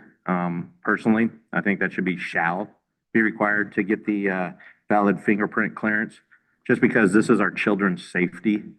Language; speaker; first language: English; native; English